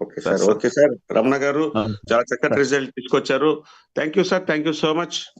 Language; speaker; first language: Telugu; native; Telugu